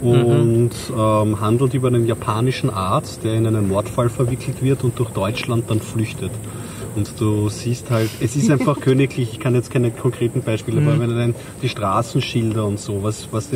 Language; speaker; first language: German; native; German